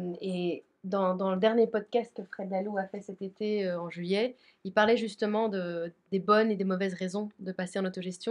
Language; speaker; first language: French; native; French